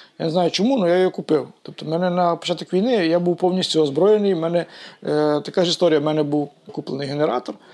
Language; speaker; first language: Ukrainian; native; Ukrainian